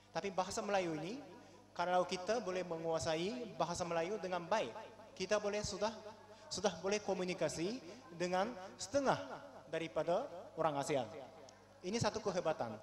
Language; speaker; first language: Malay; non-native, fluent; Japanese